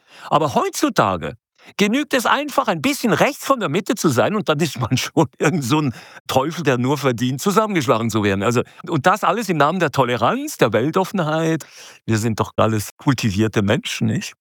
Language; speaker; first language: German; native; German